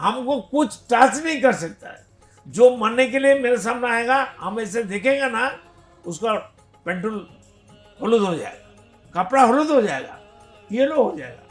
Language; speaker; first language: Hindi; non-native, local second language; Bangla